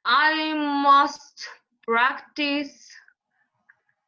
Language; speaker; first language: English; non-native, learner; Spanish